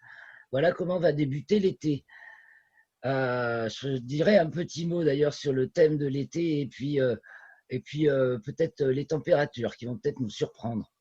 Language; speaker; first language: French; native; French